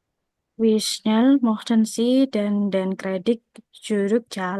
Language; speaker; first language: German; non-native, learner; Indonesian